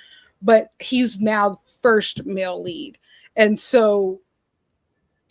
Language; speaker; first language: English; native; English